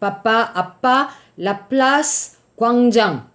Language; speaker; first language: Korean; non-native, fluent; French